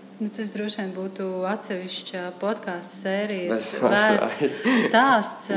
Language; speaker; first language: Latvian; native; Latvian